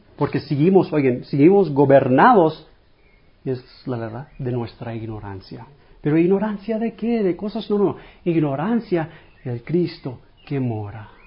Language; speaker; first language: Spanish; non-native, fluent; English